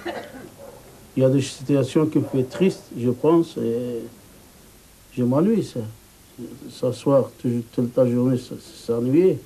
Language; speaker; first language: French; early bilingual, other home language; Turkish